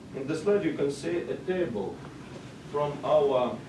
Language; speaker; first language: English; non-native, learner; Russian